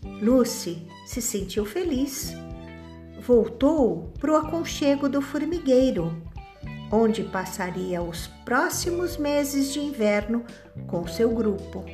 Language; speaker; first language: Portuguese; native; Portuguese